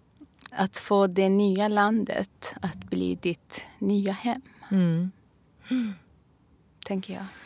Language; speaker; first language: Swedish; non-native, fluent; Persian